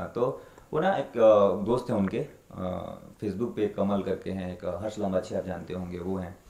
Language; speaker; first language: Hindi; native; Hindi